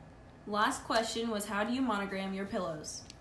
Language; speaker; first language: English; native; English